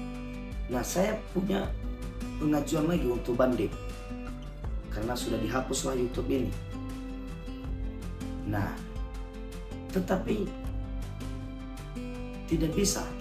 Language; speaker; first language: Indonesian; native; Indonesian